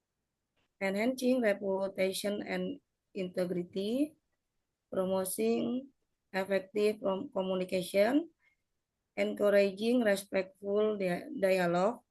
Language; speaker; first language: English; non-native, learner; Indonesian